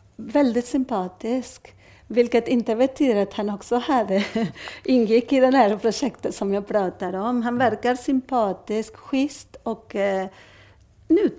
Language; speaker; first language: Swedish; non-native, fluent; Spanish